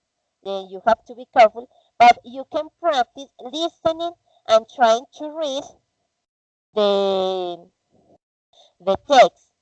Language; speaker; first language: English; non-native, fluent; Spanish